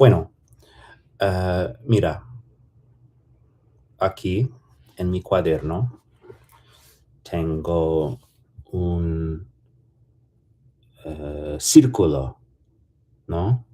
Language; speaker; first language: Spanish; non-native, fluent; English